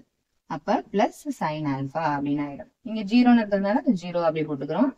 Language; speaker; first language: Tamil; native; Tamil